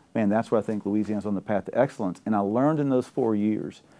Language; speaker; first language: English; native; English